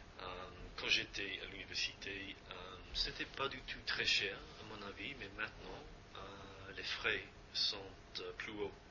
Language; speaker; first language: French; non-native, fluent; English